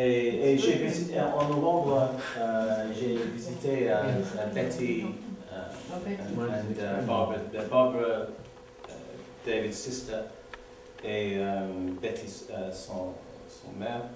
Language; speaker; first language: French; non-native, learner; English